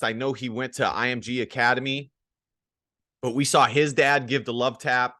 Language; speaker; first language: English; native; English